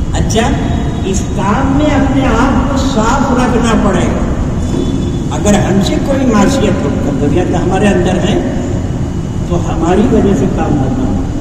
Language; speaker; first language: Urdu; native; Urdu